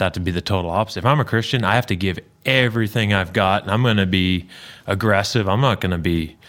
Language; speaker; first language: English; native; English